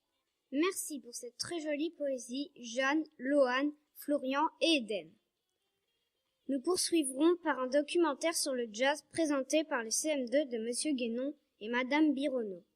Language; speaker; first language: French; native; French